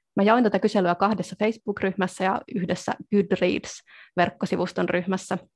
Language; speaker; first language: Finnish; native; Finnish